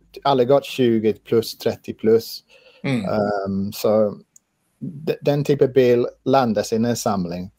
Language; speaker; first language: Swedish; non-native, fluent; English